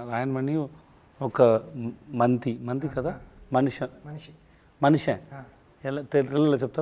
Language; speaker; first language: Telugu; non-native, learner; Tamil